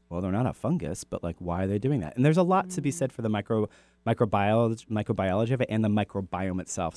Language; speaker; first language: English; native; English